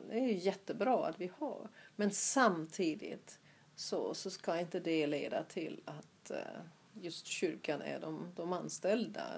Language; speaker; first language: Swedish; non-native, fluent; German